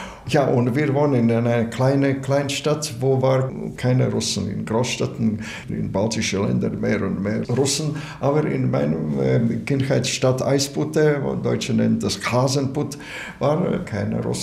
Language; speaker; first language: German; non-native, learner; Latvian